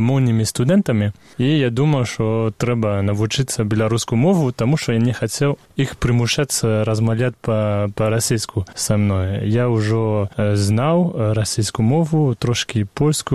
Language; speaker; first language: Belarusian; non-native, fluent; French